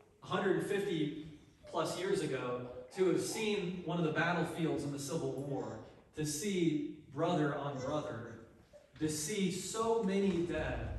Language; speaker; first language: English; native; English